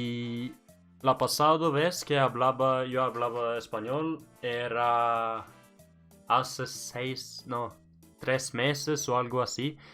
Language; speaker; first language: Spanish; non-native, learner; Norwegian